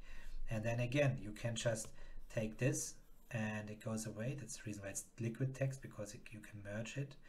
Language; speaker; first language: English; non-native, fluent; German